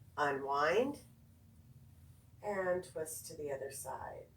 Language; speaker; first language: English; native; English